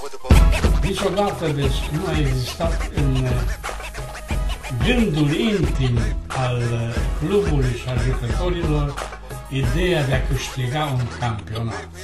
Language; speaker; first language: Romanian; native; Romanian